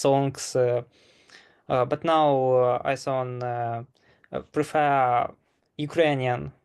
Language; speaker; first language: English; non-native, learner; Ukrainian